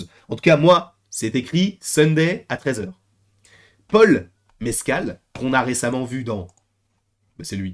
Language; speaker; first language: French; native; French